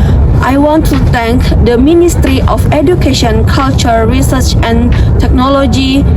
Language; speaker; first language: English; non-native, learner; Indonesian